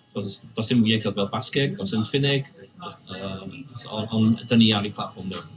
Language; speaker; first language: Welsh; non-native, local second language; English